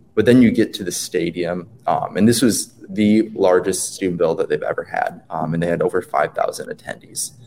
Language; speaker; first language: English; native; English